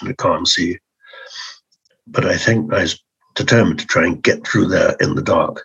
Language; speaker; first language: English; native; English